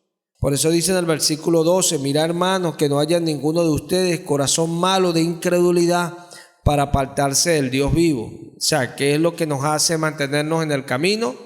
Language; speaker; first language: Spanish; native; Spanish